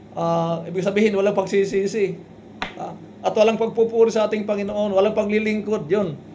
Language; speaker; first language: Filipino; non-native, local second language; Waray